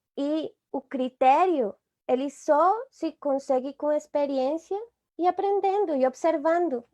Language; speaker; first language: Portuguese; non-native, fluent; Spanish